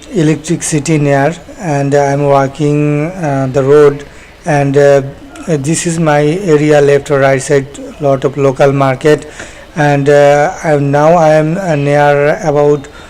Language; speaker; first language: English; non-native, learner; Bangla